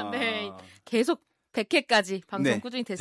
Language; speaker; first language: Korean; native; Korean